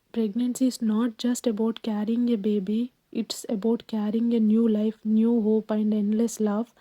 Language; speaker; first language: English; non-native, local second language; Telugu